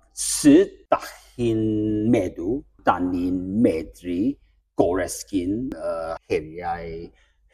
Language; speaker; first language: Welsh; non-native, learner; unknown